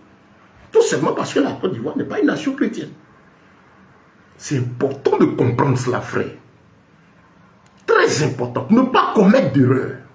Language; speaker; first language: French; native; French